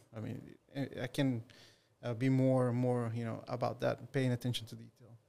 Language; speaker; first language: English; non-native, fluent; Spanish